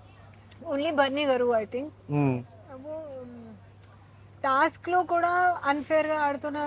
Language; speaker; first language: Telugu; non-native, learner; Hindi